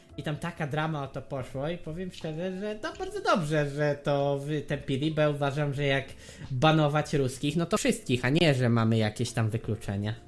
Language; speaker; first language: Polish; native; Polish